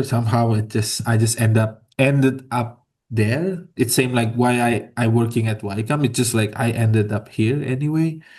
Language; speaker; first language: English; non-native, fluent; Indonesian